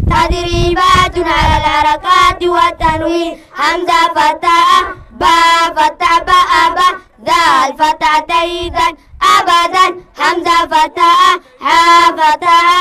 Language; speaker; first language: Arabic; non-native, learner; Somali